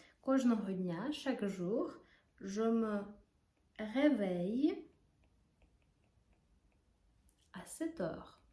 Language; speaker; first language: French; non-native, fluent; Ukrainian